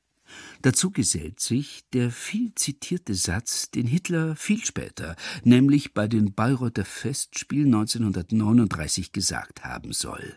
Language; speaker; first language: German; native; German